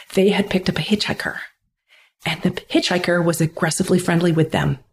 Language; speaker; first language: English; native; English